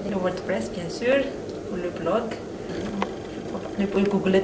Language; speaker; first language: French; non-native, local second language; Malagasy